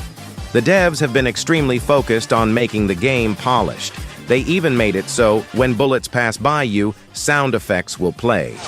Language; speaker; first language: English; native; English